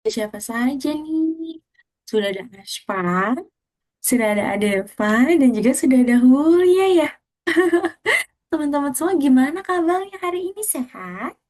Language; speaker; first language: Indonesian; native; Indonesian